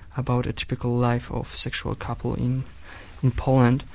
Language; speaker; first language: English; non-native, fluent; Polish